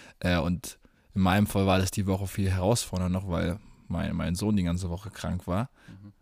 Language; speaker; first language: German; native; German